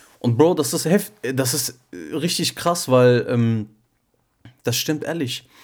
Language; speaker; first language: German; early bilingual, other home language; Turkish